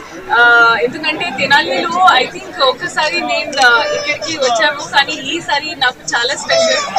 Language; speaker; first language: Telugu; non-native, learner; Hindi